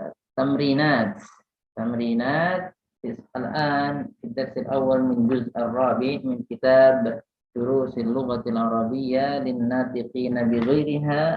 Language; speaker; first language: Arabic; non-native, fluent; Indonesian